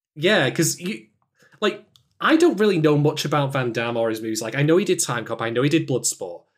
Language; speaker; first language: English; native; English